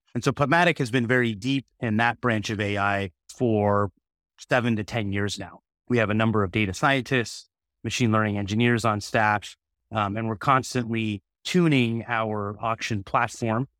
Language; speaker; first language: English; native; English